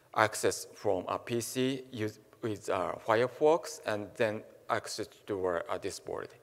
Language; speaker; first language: English; non-native, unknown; Japanese